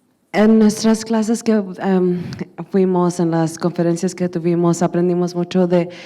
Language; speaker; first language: Spanish; early bilingual, heritage; Spanish